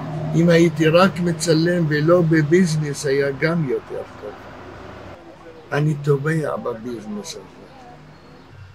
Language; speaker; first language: Hebrew; early bilingual, other home language; Arabic